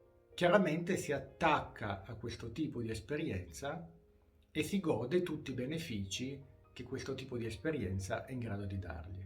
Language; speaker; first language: Italian; native; Italian